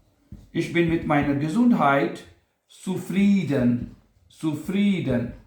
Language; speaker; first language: German; non-native, fluent; Urdu